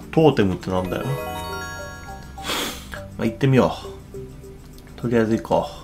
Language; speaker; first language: Japanese; native; Japanese